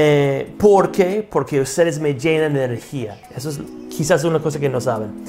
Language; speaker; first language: Spanish; non-native, fluent; English